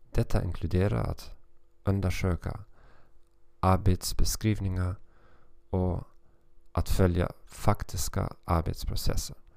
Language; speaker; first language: Swedish; non-native, fluent; German